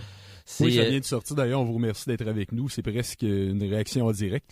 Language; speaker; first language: French; native; French